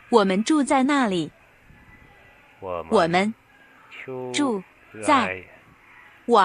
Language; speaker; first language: Chinese; non-native, learner; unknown